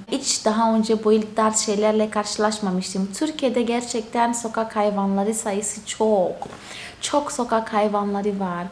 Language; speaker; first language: Turkish; non-native, fluent; Portuguese